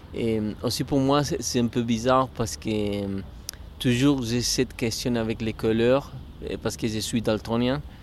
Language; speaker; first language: French; non-native, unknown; Spanish